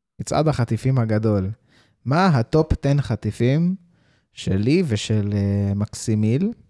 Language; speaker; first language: Hebrew; early bilingual, heritage; Hebrew